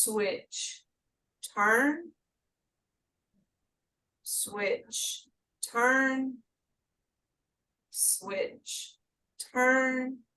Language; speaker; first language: English; native; English